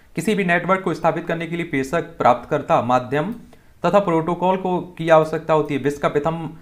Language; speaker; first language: Hindi; native; Hindi